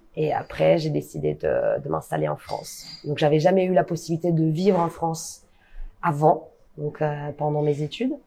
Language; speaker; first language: French; non-native, fluent; Italian